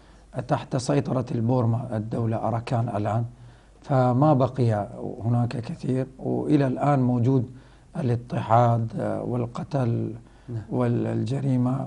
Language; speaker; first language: Arabic; non-native, fluent; Rohingya